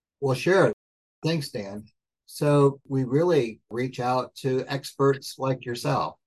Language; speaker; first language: English; native; English